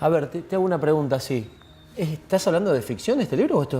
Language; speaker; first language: Spanish; native; Spanish